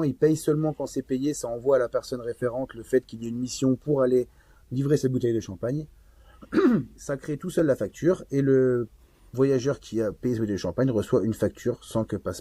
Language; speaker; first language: French; native; French